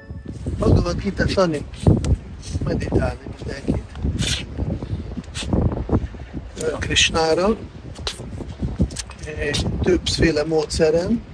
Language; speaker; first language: Hungarian; non-native, fluent; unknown